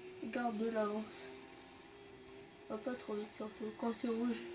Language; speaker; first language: French; native; French